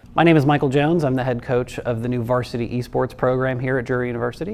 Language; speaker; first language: English; native; English